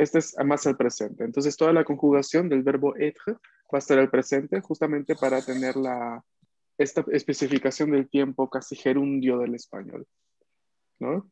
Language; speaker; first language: Spanish; native; Spanish